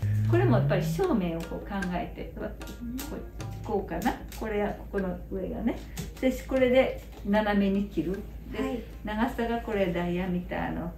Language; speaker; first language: Japanese; native; Japanese